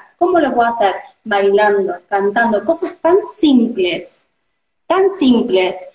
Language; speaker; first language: Spanish; native; Spanish